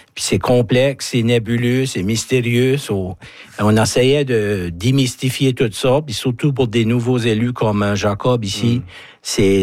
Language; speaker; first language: French; native; French